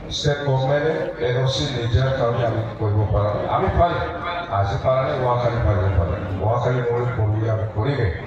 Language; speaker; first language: Assamese; non-native, local second language; Bodo